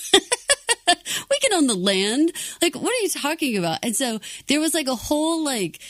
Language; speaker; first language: English; native; English